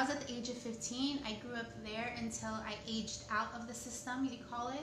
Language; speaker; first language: English; early bilingual, other home language; Spanish